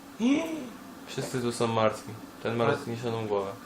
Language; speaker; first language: Polish; native; Polish